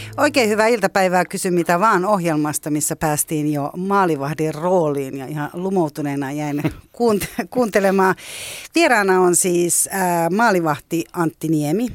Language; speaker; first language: Finnish; native; Finnish